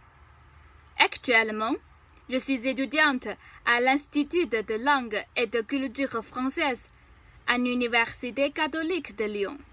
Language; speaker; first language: French; non-native, fluent; Chinese